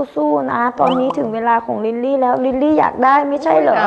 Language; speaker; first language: Thai; early bilingual, other home language; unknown